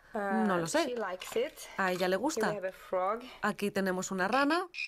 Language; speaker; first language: Spanish; non-native, fluent; Swedish